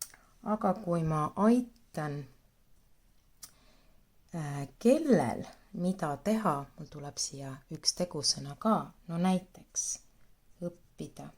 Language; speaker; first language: Estonian; non-native, local second language; Russian